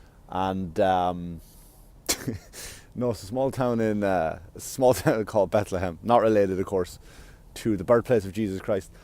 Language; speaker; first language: English; native; English